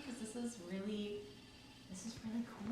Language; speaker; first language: English; native; English